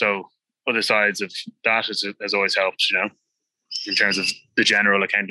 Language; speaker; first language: English; native; English